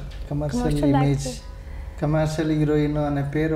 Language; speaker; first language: Telugu; native; Telugu